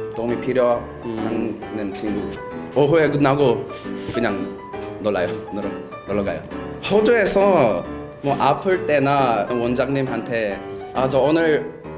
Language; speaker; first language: Korean; non-native, fluent; English